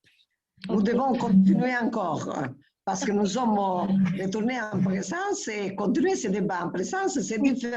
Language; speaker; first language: French; non-native, fluent; Italian